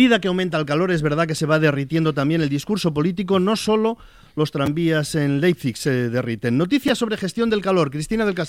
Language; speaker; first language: Spanish; native; Spanish